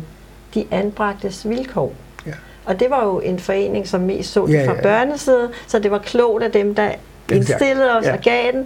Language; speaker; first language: Danish; native; Danish